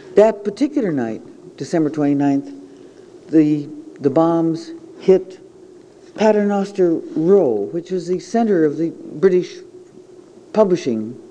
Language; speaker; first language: English; native; English